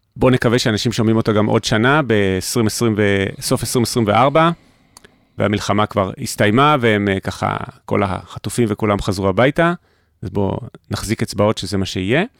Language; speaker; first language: Hebrew; native; Hebrew